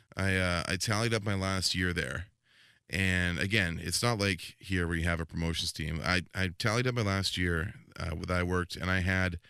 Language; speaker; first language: English; native; English